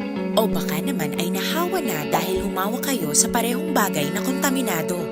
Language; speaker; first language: Filipino; native; Filipino